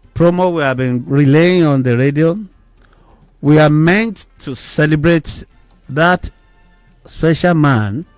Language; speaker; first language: English; non-native, local second language; Yoruba